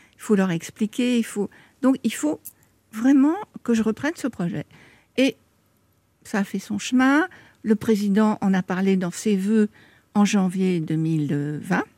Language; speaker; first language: French; native; French